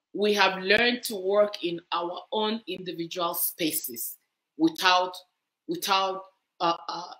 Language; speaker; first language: English; non-native, local second language; Igbo